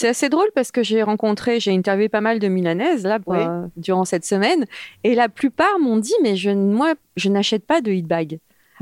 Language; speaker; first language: French; native; French